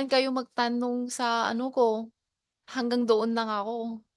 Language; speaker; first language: Filipino; non-native, learner; Chinese